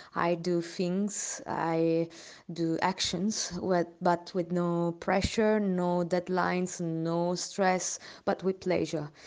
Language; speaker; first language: English; non-native, learner; Italian